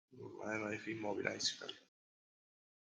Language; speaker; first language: English; non-native, fluent; Spanish